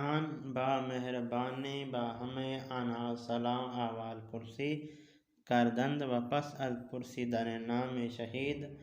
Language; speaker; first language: Persian; non-native, fluent; Urdu